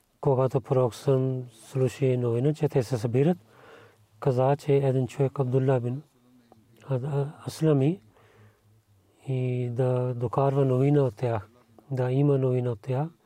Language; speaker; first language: Bulgarian; non-native, learner; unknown